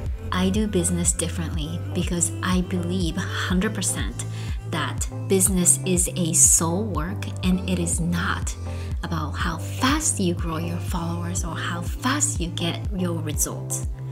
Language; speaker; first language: English; non-native, fluent; Japanese